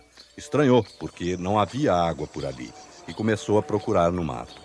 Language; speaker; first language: Portuguese; native; Portuguese